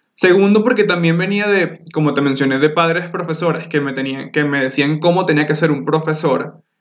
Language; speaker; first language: Spanish; native; Spanish